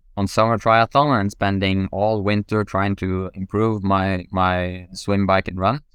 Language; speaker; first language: English; non-native, fluent; Norwegian